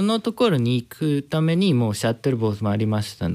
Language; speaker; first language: Japanese; non-native, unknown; Spanish